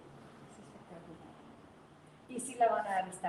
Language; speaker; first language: Spanish; non-native, fluent; English